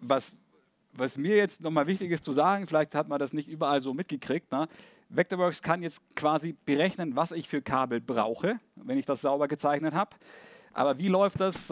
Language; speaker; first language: German; native; German